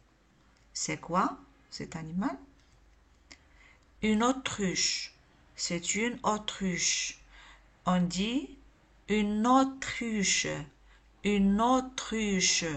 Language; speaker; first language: French; non-native, local second language; Arabic